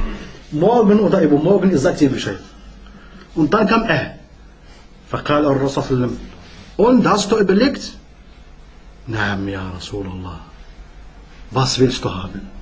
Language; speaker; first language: German; non-native, learner; Arabic